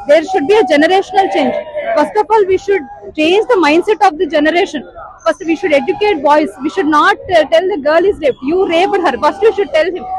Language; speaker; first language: English; non-native, local second language; Telugu